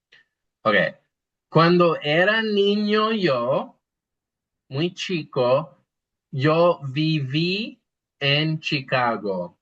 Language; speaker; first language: Spanish; non-native, fluent; English